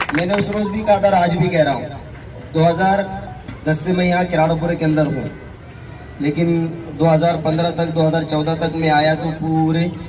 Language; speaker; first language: Hindi; native; Hindi